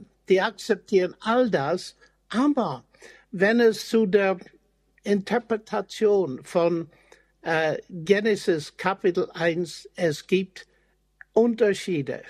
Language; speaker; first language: German; non-native, fluent; English